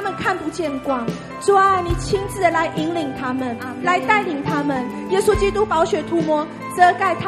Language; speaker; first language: Chinese; native; Chinese